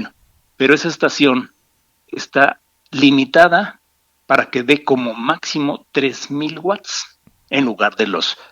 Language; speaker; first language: Spanish; native; Spanish